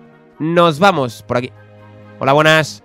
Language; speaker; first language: Spanish; native; Spanish